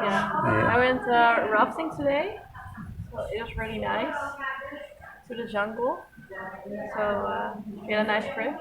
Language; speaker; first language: English; non-native, fluent; Dutch